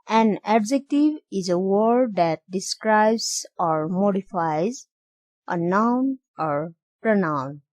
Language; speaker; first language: English; non-native, local second language; Nepali